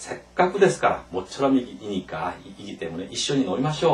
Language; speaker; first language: Japanese; non-native, fluent; Korean